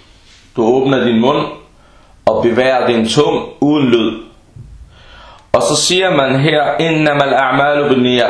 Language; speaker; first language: Danish; early bilingual, other home language; Arabic